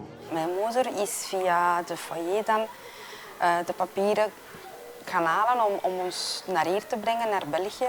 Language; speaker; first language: Dutch; early bilingual, other home language; Spanish